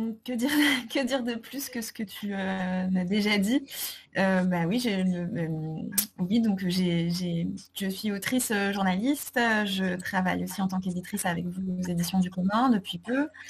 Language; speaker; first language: French; native; French